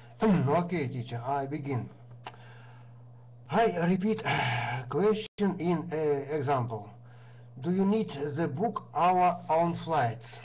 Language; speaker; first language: English; non-native, learner; Russian